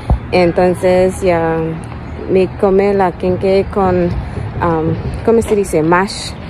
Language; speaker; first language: Spanish; non-native, learner; English